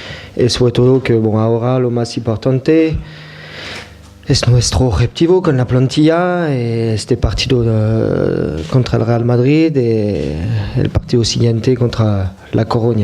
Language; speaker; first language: Spanish; non-native, fluent; French